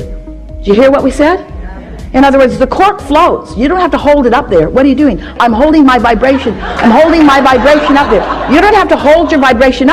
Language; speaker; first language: English; native; English